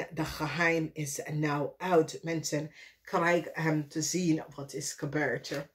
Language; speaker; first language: Dutch; non-native, fluent; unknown